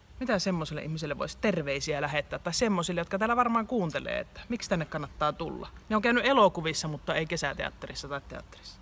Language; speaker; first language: Finnish; native; Finnish